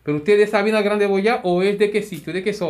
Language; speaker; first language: Spanish; native; Spanish